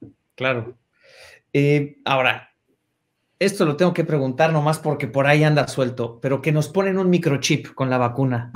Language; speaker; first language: Spanish; native; Spanish